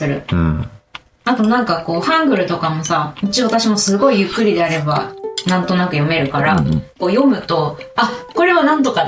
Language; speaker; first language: Japanese; native; Japanese